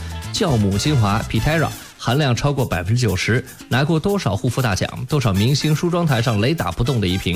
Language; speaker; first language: Chinese; native; Chinese